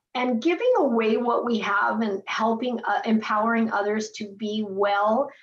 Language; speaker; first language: English; native; English